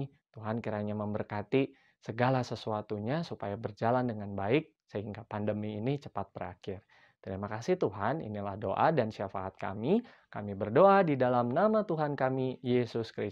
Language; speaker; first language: Indonesian; native; Indonesian